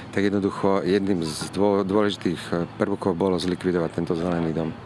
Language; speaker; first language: Slovak; native; Slovak